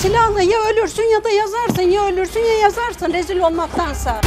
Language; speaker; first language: Turkish; native; Turkish